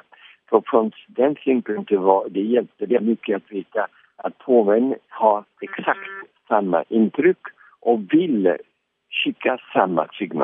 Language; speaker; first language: Swedish; early bilingual, heritage; Swedish